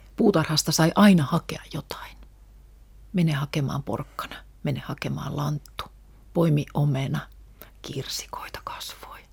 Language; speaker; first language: Finnish; non-native, local second language; Russian